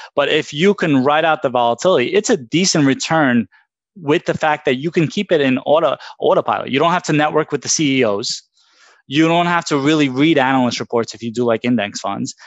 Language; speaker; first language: English; native; English